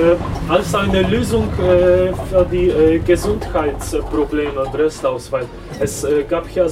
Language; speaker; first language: German; non-native, fluent; Polish